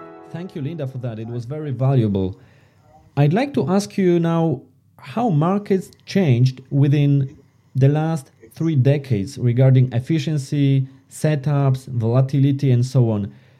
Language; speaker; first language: English; non-native, fluent; Polish